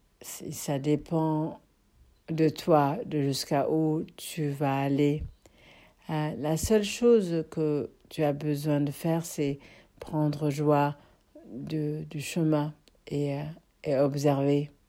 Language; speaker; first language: French; non-native, fluent; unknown